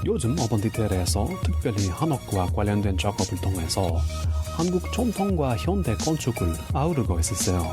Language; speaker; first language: Korean; non-native, learner; English